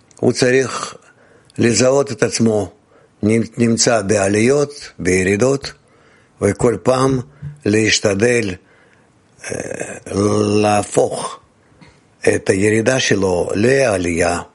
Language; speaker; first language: Hebrew; non-native, fluent; Russian